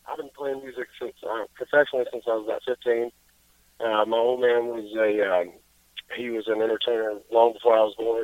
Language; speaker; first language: English; native; English